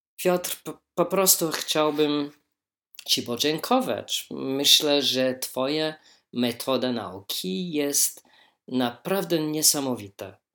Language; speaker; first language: Polish; non-native, learner; English